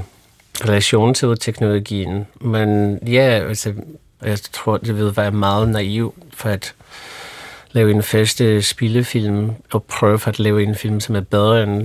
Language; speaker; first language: Danish; non-native, fluent; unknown